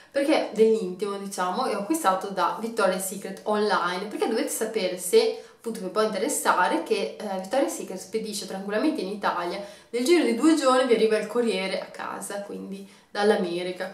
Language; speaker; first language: Italian; native; Italian